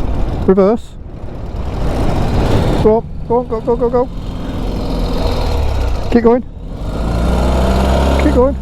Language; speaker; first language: English; native; English